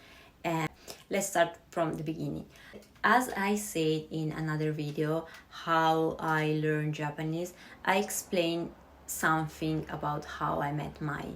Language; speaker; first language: English; non-native, fluent; Italian